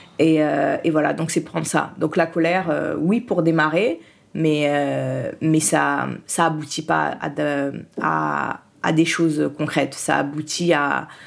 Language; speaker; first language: French; early bilingual, other home language; Haitian Creole